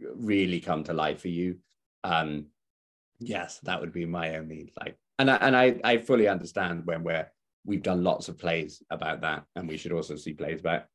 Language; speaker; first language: English; native; English